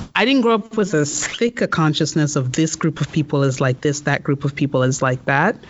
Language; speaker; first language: English; native; English